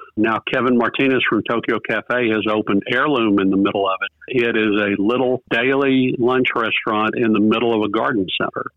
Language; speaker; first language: English; native; English